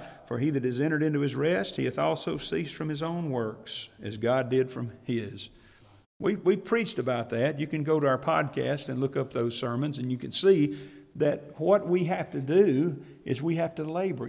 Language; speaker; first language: English; native; English